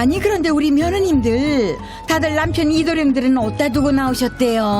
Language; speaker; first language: Korean; native; Korean